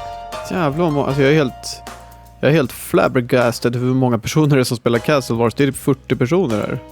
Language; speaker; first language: Swedish; native; Swedish